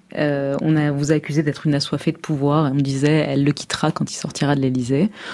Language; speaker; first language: French; native; French